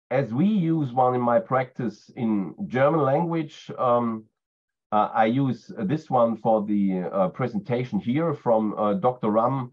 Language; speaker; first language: English; non-native, fluent; German